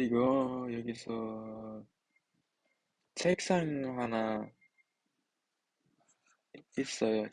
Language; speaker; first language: Korean; non-native, fluent; Uzbek